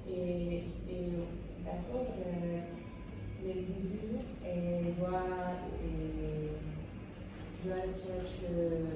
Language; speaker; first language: French; non-native, learner; Spanish